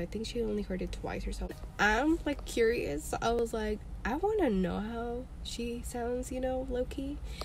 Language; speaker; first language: English; early bilingual, other home language; Spanish